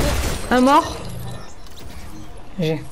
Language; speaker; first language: French; native; French